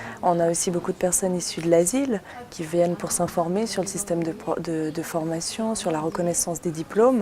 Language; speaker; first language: French; native; French